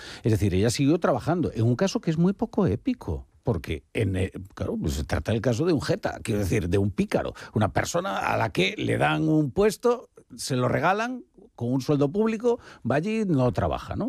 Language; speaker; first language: Spanish; native; Spanish